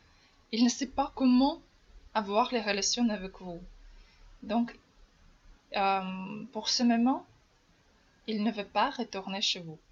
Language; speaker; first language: French; non-native, fluent; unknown